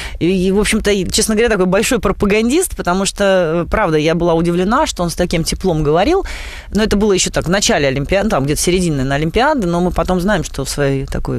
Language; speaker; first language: Russian; native; Russian